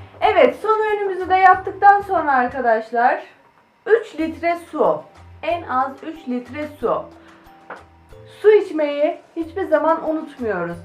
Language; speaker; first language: Turkish; native; Turkish